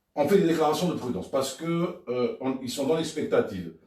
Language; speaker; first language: French; non-native, local second language; Arabic